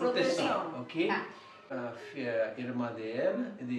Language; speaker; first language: Portuguese; non-native, learner; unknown